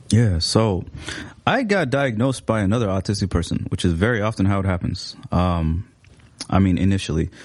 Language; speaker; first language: English; early bilingual, other home language; Somali